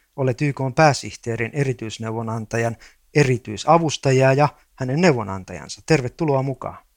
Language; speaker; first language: Finnish; native; Finnish